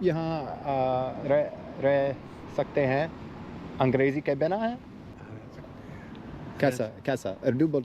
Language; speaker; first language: Hindi; non-native, learner; English